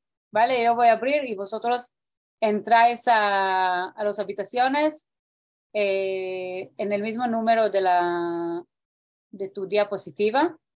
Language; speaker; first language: Spanish; non-native, fluent; Portuguese